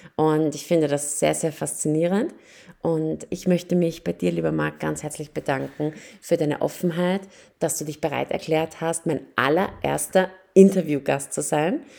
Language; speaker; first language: German; early bilingual, other home language; Persian